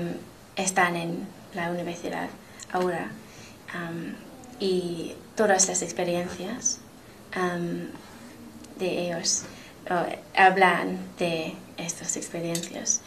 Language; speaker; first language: Spanish; non-native, learner; English